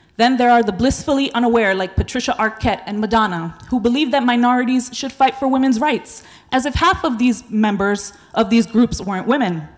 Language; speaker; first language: English; native; English